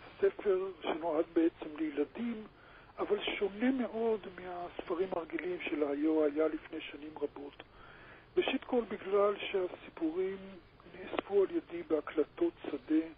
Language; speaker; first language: Hebrew; native; Hebrew